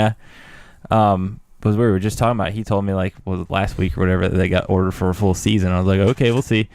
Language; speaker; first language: English; native; English